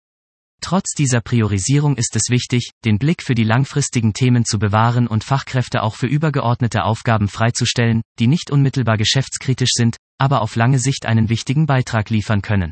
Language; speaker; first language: German; native; German